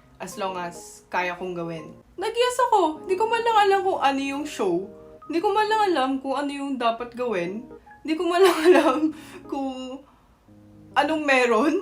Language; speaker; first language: Filipino; non-native, fluent; Korean